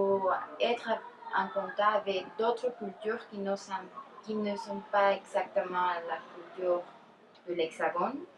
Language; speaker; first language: French; non-native, fluent; Spanish